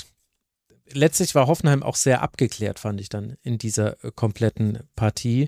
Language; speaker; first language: German; native; German